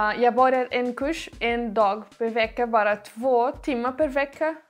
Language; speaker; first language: Swedish; non-native, learner; Portuguese